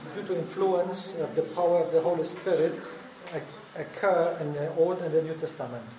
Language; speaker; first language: English; non-native, learner; Polish